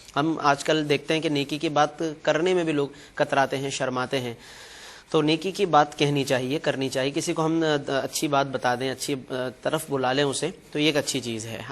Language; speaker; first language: Urdu; native; Urdu